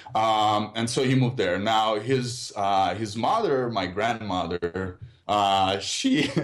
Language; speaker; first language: English; early bilingual, other home language; Russian